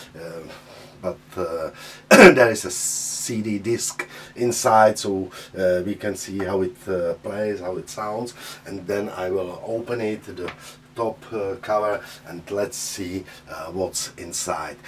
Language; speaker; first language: English; non-native, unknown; Czech